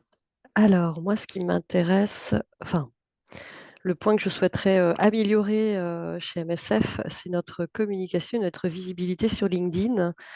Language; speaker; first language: French; native; French